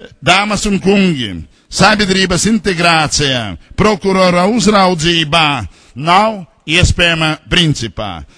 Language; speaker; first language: Latvian; non-native, local second language; Russian